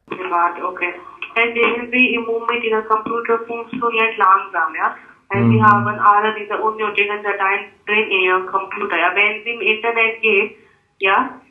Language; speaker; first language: German; non-native, learner; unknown